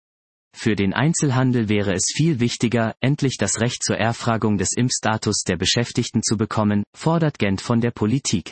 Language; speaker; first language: German; native; German